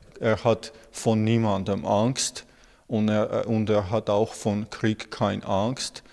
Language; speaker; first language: German; non-native, learner; Armenian